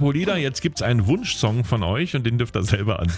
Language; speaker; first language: German; native; German